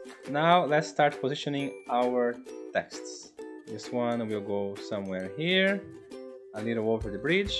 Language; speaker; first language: English; non-native, fluent; Portuguese